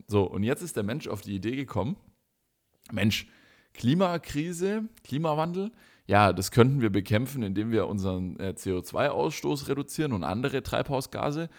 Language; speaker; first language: German; native; German